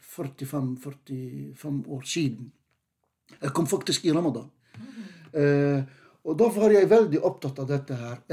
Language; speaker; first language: Norwegian; non-native, fluent; Arabic